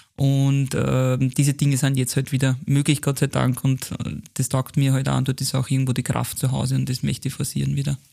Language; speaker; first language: German; native; German